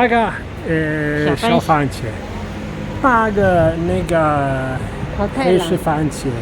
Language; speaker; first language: Chinese; non-native, fluent; Italian